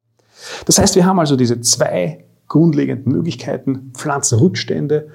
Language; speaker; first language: German; native; German